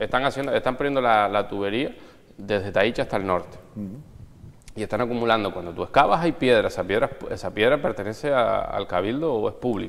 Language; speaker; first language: Spanish; native; Spanish